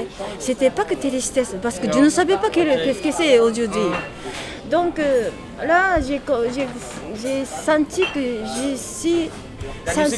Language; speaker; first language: French; non-native, learner; Japanese